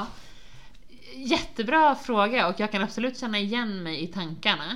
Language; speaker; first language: Swedish; native; Swedish